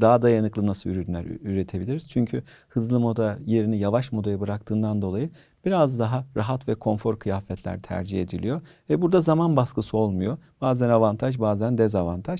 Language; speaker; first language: Turkish; native; Turkish